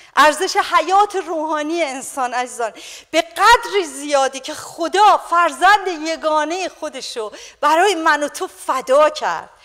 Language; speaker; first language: Persian; native; Persian